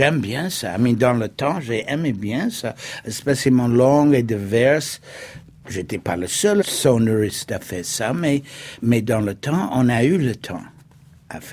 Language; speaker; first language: French; non-native, fluent; English